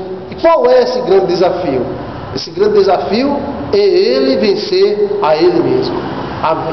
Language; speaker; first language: Portuguese; native; Portuguese